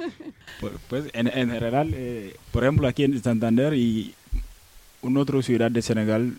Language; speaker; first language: Spanish; non-native, local second language; Wolof